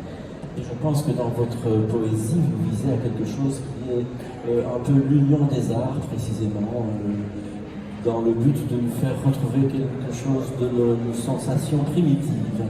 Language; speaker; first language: French; native; French